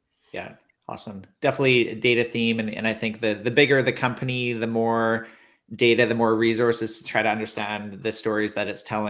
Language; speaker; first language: English; native; English